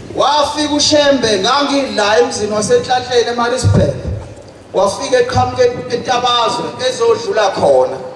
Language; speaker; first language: Zulu; native; Zulu